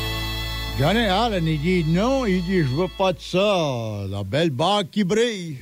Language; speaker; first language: French; native; French